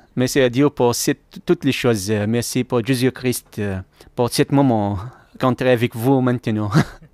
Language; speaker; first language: French; non-native, learner; Arabic